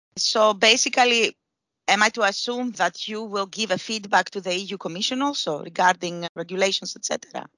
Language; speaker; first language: English; non-native, fluent; Greek